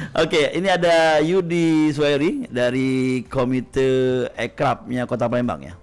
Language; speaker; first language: Indonesian; native; Indonesian